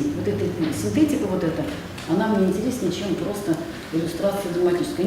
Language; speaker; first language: Russian; native; Russian